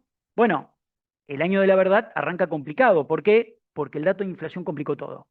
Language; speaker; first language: Spanish; native; Spanish